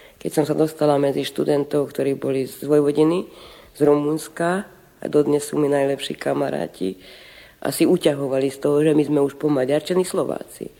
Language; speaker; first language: Slovak; native; Slovak